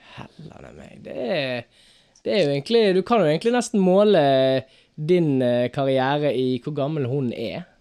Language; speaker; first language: Norwegian; native; Norwegian